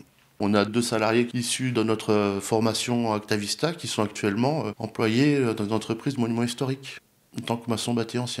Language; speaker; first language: French; native; French